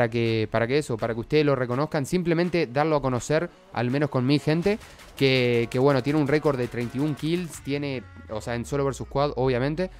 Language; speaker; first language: Spanish; native; Spanish